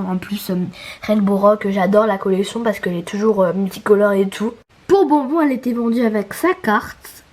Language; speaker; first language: French; native; French